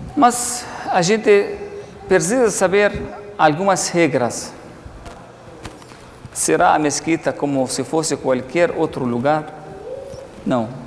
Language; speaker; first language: Portuguese; non-native, fluent; Arabic